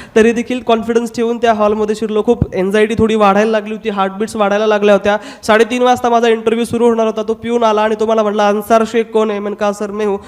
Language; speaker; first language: Marathi; non-native, local second language; Hindi